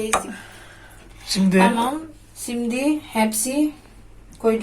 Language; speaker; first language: Turkish; non-native, learner; Indonesian